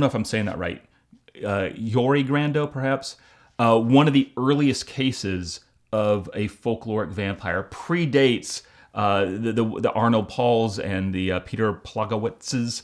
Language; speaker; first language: English; native; English